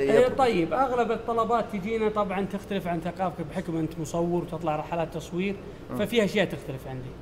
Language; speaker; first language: Arabic; native; Arabic